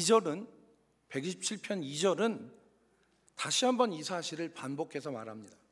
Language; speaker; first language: Korean; native; Korean